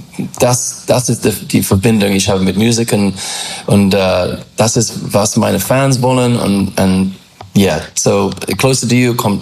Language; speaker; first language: German; non-native, learner; English